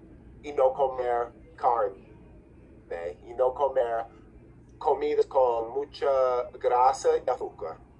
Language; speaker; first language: Spanish; non-native, fluent; English